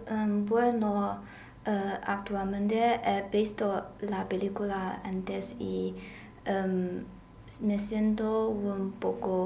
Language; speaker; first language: Spanish; non-native, learner; Chinese